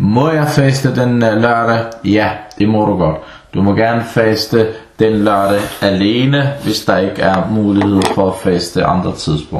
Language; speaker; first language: Danish; early bilingual, other home language; Arabic